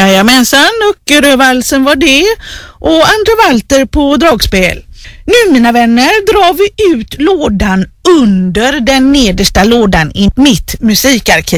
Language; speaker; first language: Swedish; native; Swedish